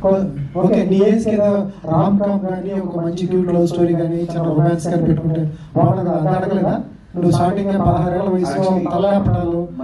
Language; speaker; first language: Telugu; native; Telugu